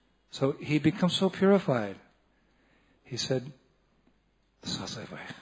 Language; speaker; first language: English; native; English